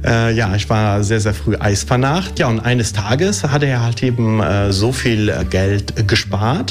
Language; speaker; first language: German; early bilingual, other home language; Italian